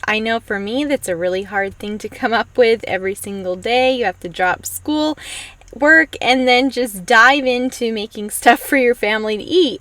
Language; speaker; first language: English; native; English